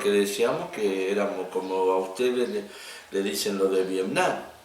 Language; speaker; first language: Spanish; native; Spanish